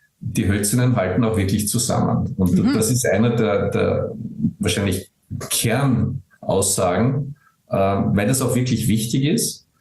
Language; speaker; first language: German; native; German